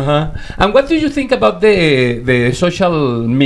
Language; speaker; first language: English; non-native, learner; Spanish